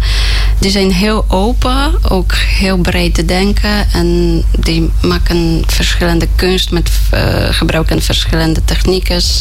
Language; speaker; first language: Dutch; non-native, learner; Polish